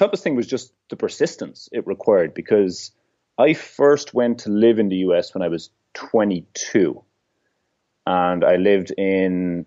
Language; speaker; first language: English; native; English